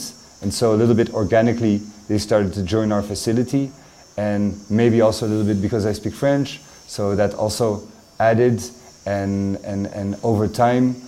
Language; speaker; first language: English; non-native, fluent; French